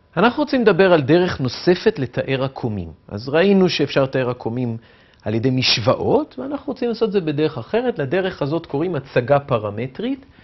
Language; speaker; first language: Hebrew; native; Hebrew